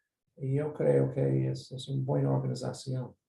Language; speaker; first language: Spanish; non-native, fluent; English